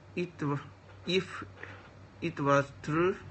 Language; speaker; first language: English; non-native, learner; Japanese